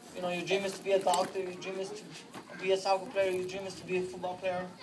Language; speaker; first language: English; early bilingual, other home language; Spanish